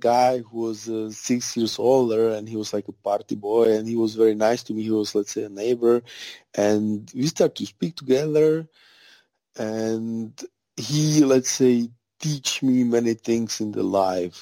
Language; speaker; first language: English; non-native, fluent; Czech